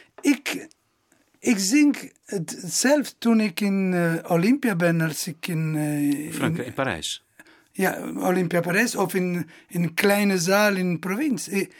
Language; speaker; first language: Dutch; non-native, local second language; Italian